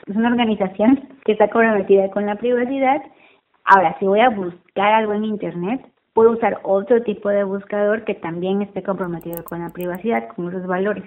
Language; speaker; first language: Spanish; native; Spanish